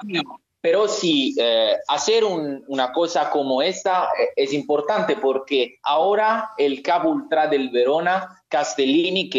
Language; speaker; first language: Spanish; non-native, learner; Italian